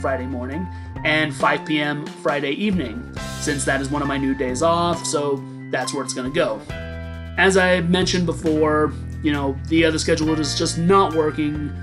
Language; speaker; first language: English; native; English